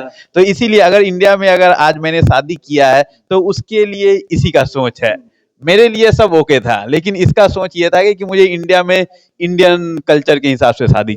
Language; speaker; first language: Hindi; native; Hindi